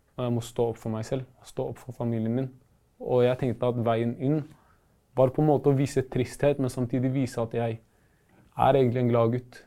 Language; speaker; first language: Norwegian; early bilingual, other home language; Arabic